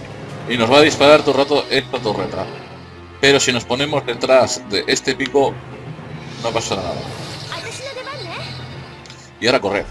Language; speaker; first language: Spanish; native; Spanish